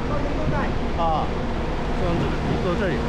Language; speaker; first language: Chinese; non-native, learner; Japanese